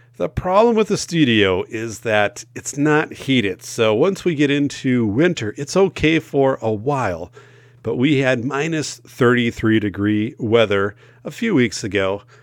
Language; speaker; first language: English; native; English